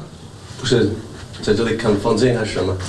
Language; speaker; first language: Chinese; non-native, fluent; English